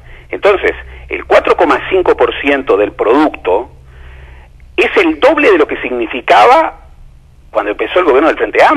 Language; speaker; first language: Spanish; native; Spanish